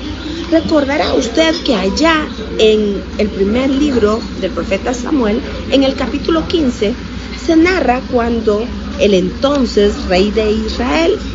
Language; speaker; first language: Spanish; native; Spanish